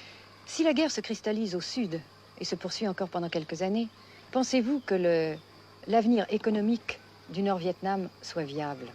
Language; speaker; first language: French; native; French